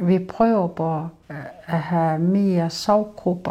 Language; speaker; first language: Danish; non-native, local second language; Kalaallisut